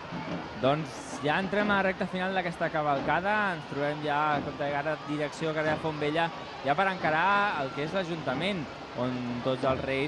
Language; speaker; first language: Catalan; native; Catalan